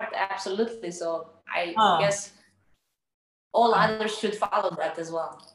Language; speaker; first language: English; non-native, fluent; Serbian